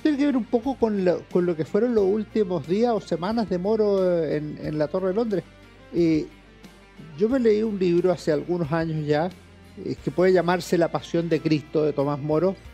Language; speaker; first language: Spanish; native; Spanish